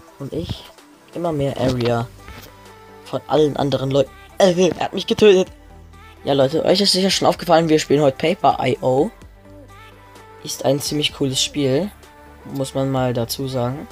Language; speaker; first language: German; native; German